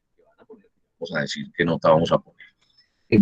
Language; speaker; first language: Spanish; native; Spanish